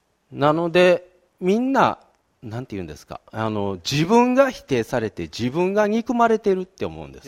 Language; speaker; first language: Japanese; native; Japanese